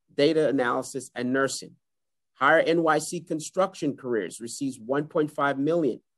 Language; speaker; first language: English; native; English